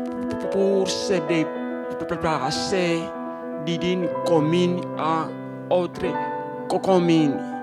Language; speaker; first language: French; non-native, learner; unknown